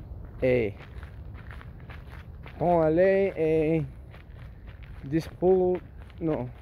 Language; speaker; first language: French; non-native, learner; English